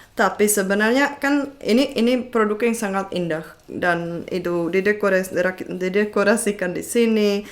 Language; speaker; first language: Indonesian; non-native, fluent; Czech